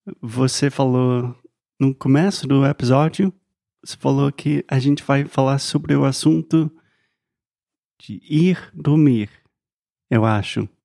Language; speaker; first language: Portuguese; non-native, fluent; English